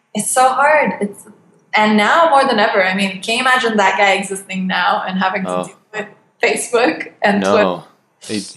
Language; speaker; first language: English; non-native, fluent; Turkish